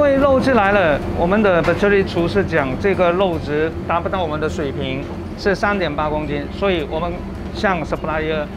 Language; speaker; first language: Chinese; non-native, fluent; Korean